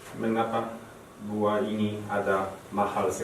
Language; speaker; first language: Indonesian; non-native, learner; Polish